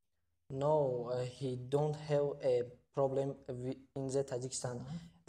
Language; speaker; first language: English; non-native, learner; Tajik